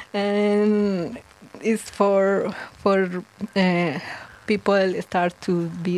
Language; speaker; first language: English; non-native, learner; Spanish